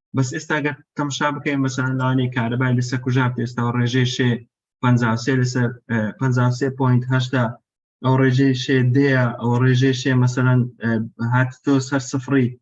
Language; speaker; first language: Central Kurdish; non-native, local second language; Kurdish